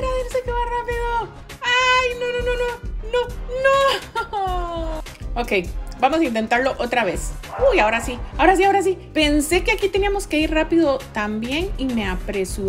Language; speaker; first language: Spanish; native; Spanish